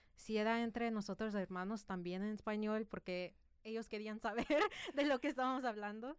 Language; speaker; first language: Spanish; early bilingual, other home language; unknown